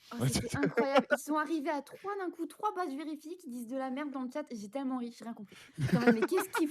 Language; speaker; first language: French; native; French